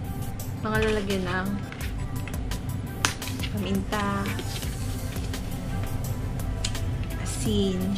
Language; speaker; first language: Filipino; native; Filipino